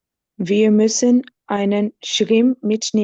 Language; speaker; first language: German; non-native, learner; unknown